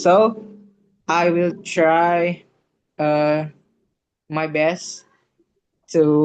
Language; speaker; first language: English; non-native, learner; Indonesian